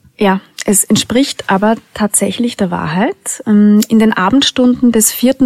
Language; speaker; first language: German; native; German